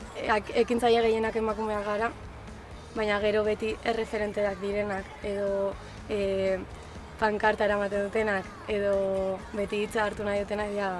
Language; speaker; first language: Basque; native; Basque